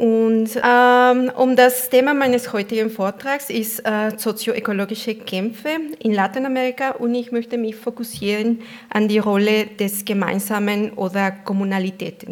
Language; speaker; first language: German; non-native, fluent; Spanish